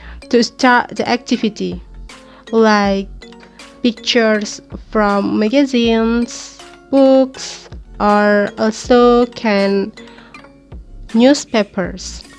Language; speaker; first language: English; non-native, learner; Indonesian